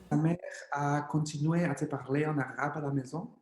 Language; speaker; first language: French; non-native, learner; English